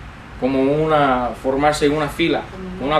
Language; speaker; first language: Spanish; non-native, fluent; English